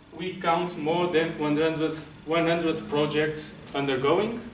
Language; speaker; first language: English; non-native, fluent; Portuguese